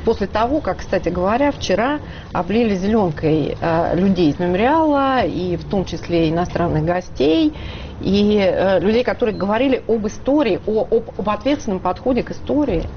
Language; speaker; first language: Russian; native; Russian